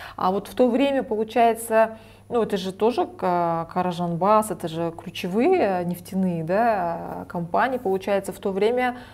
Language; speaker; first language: Russian; non-native, local second language; Kazakh